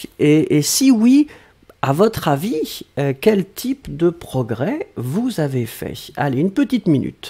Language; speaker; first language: French; native; French